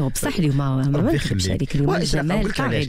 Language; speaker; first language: Arabic; native; Arabic